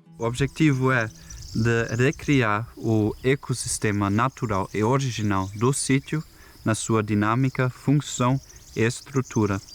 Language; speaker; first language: Portuguese; non-native, fluent; German